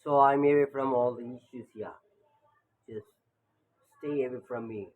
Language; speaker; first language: English; non-native, local second language; Telugu